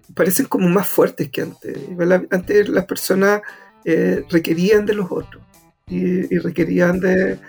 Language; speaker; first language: Spanish; native; Spanish